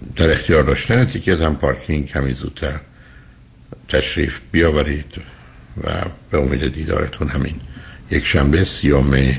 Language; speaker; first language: Persian; native; Persian